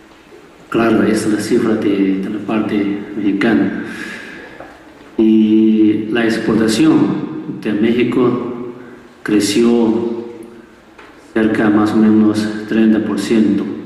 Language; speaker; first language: Spanish; non-native, learner; Chinese